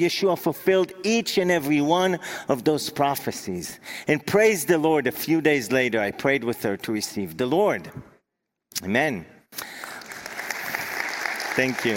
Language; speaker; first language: English; non-native, fluent; Hebrew